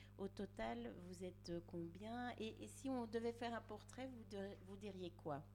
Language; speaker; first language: French; native; French